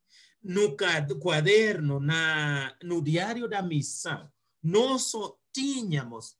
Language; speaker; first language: Portuguese; non-native, fluent; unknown